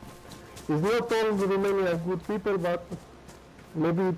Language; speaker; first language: English; non-native, learner; Romanian